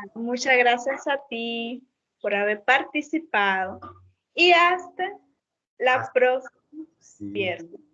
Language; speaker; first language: Spanish; non-native, learner; Portuguese